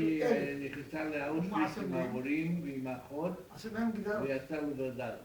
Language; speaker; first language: Hebrew; non-native, fluent; Romanian